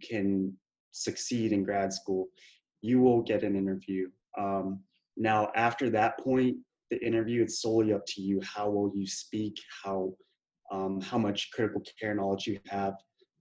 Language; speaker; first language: English; native; English